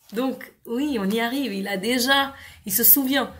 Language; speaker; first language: French; non-native, fluent; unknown